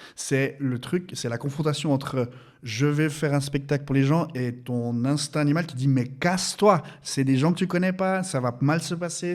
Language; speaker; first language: French; native; French